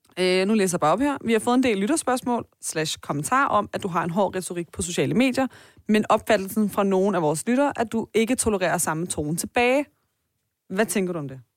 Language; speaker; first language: Danish; early bilingual, other home language; Persian